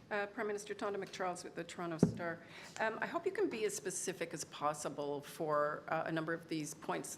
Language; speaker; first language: English; native; English